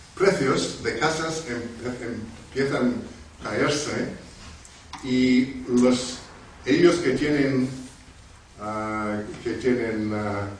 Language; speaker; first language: Spanish; non-native, fluent; English